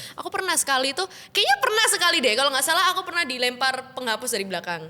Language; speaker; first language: Indonesian; native; Indonesian